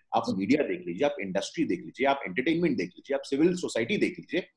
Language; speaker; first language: Hindi; native; Hindi